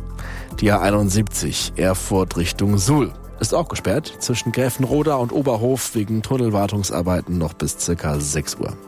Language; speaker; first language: German; native; German